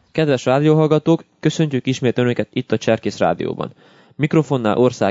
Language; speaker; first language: Hungarian; early bilingual, heritage; Hungarian